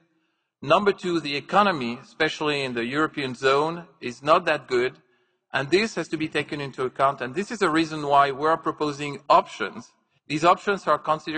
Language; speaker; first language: English; non-native, fluent; French